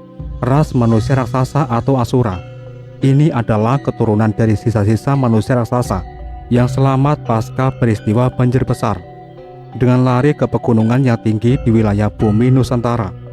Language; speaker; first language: Indonesian; native; Indonesian